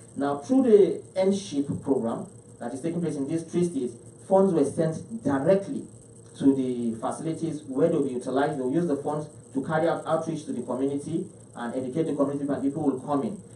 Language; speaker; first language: English; non-native, local second language; Hausa